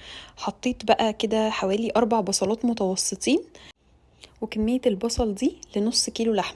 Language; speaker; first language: Arabic; native; Arabic